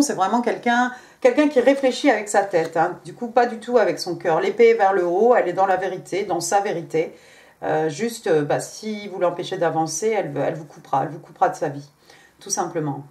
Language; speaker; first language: French; native; French